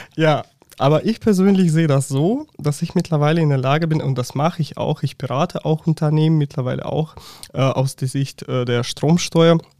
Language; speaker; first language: German; non-native, fluent; Russian